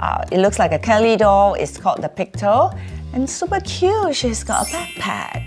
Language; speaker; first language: English; native; English